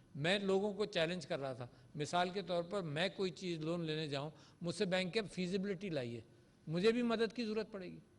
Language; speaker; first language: Urdu; native; Urdu